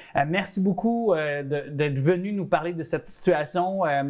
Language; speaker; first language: French; native; French